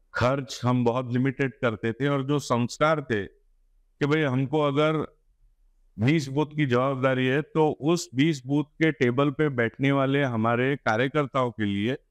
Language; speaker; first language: Hindi; non-native, local second language; Gujarati